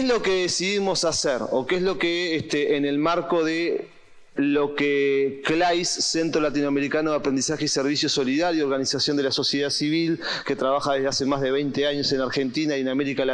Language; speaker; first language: Spanish; native; Spanish